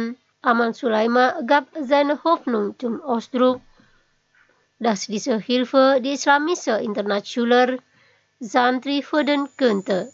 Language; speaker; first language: German; non-native, fluent; Indonesian